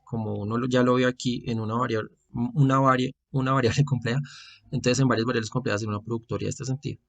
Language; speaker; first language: Spanish; native; Spanish